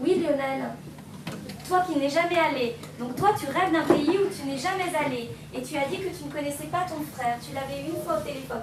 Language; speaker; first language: French; native; French